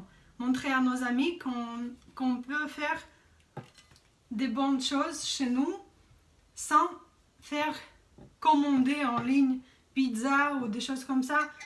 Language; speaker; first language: French; non-native, fluent; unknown